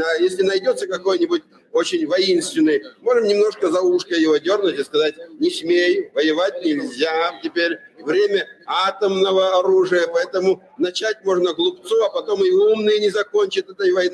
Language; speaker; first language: Russian; native; Russian